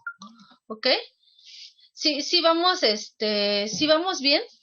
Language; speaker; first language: Spanish; native; Spanish